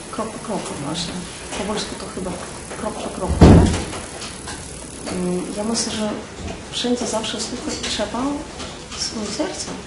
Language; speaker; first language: Polish; non-native, learner; Russian